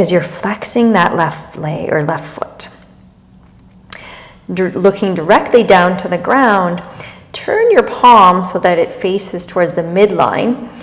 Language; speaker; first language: English; native; English